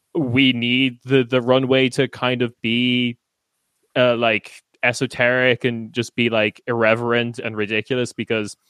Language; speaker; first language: English; native; English